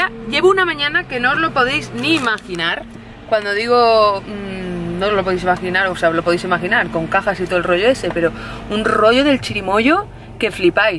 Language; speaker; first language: Spanish; native; Spanish